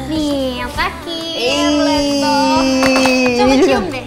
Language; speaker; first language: Indonesian; native; Indonesian